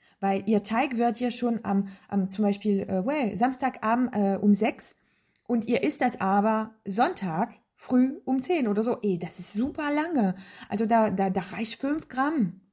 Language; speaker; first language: German; non-native, fluent; French